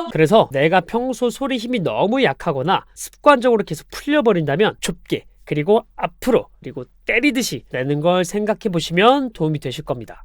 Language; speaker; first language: Korean; native; Korean